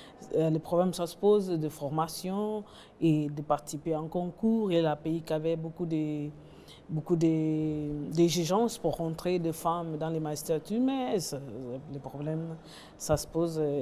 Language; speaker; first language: French; non-native, learner; Portuguese